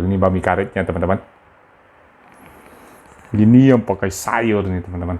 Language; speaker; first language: Indonesian; native; Indonesian